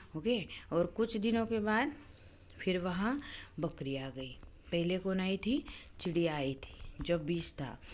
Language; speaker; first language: Hindi; non-native, local second language; Marathi